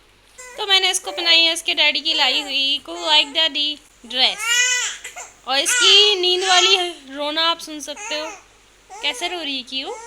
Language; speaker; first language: Hindi; native; Hindi